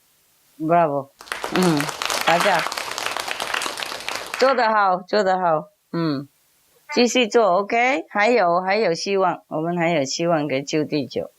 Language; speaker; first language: Chinese; non-native, fluent; Vietnamese